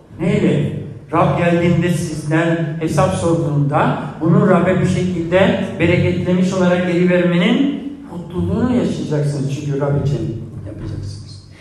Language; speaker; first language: Turkish; non-native, fluent; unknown